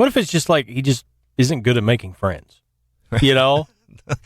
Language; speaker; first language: English; native; English